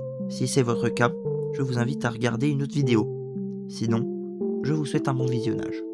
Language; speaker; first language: French; native; French